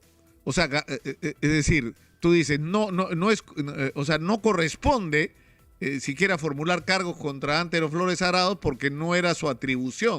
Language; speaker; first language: Spanish; native; Spanish